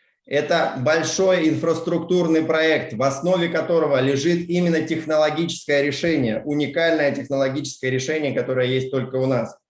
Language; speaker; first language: Russian; native; Russian